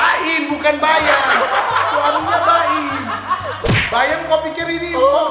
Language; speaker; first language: Indonesian; native; Indonesian